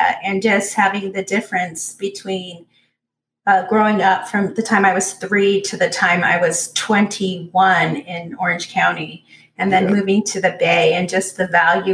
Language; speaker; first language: English; native; English